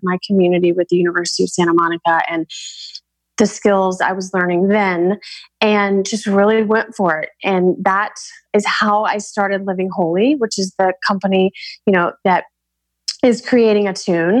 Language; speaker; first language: English; native; English